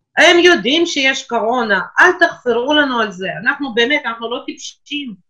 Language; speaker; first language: Hebrew; non-native, fluent; Russian